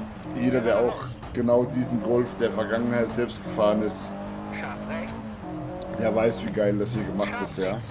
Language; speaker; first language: German; native; German